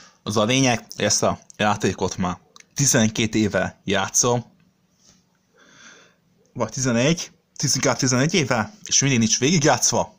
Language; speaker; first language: Hungarian; non-native, learner; Serbian